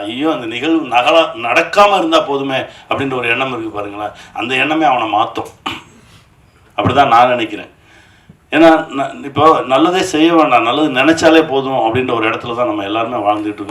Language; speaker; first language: Tamil; native; Tamil